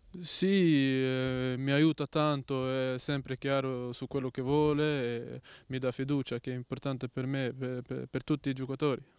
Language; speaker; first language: Italian; non-native, learner; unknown